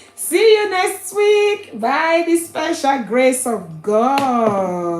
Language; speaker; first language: English; non-native, local second language; Yoruba